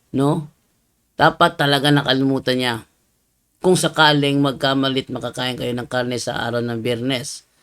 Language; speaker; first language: Filipino; native; Filipino